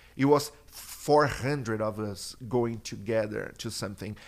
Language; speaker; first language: English; non-native, fluent; Portuguese